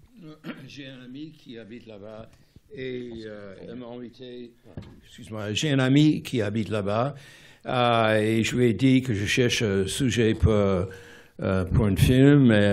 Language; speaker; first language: French; non-native, fluent; English